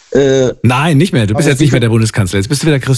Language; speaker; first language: German; native; German